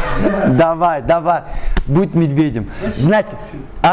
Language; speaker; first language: Russian; non-native, local second language; Tajik